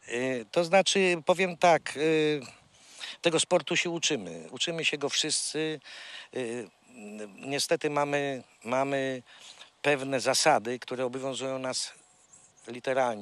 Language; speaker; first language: Polish; native; Polish